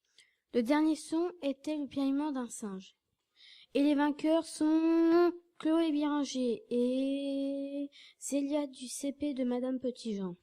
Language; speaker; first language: French; native; French